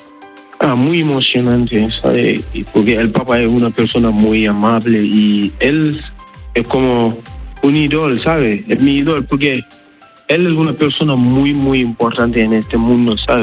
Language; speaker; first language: Spanish; non-native, learner; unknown